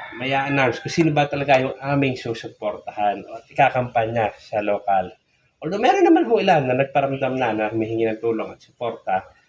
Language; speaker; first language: Filipino; native; Filipino